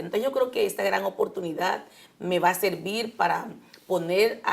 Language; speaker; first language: Spanish; native; Spanish